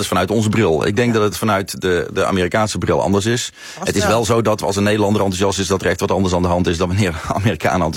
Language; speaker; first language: Dutch; native; Dutch